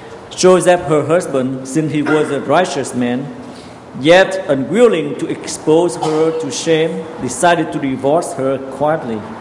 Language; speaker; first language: English; non-native, fluent; Vietnamese